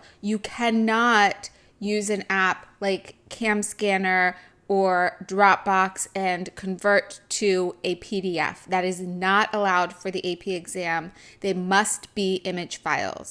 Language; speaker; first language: English; native; English